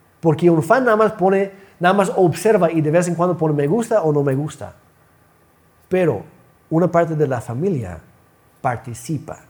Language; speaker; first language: Spanish; non-native, fluent; English